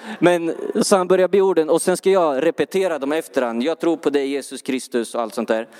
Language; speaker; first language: Swedish; native; Swedish